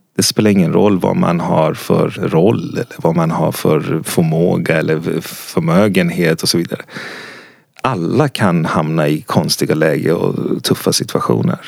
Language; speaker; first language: Swedish; non-native, fluent; Persian